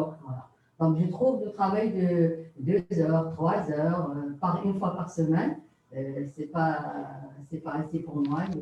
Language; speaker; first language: French; non-native, learner; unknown